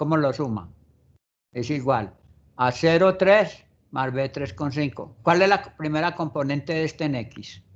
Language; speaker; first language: Spanish; native; Spanish